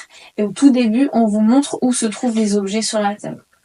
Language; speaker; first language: French; native; French